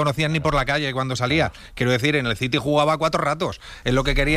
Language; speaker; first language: Spanish; native; Spanish